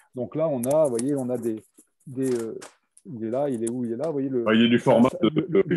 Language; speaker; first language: French; native; French